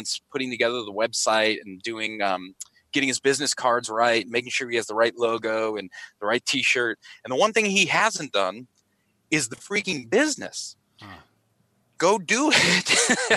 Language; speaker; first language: English; native; English